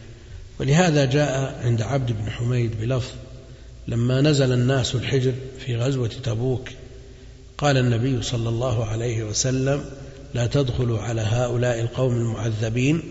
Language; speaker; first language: Arabic; native; Arabic